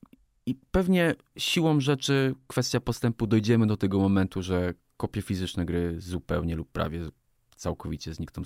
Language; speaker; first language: Polish; native; Polish